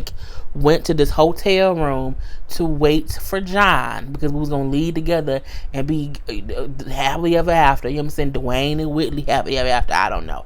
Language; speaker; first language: English; native; English